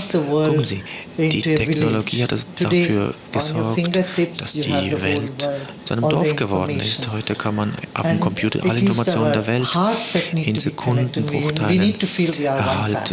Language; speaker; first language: German; native; German